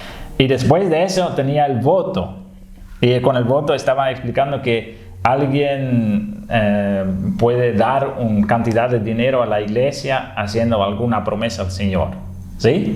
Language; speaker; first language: Spanish; non-native, fluent; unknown